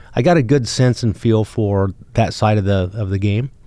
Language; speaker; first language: English; native; English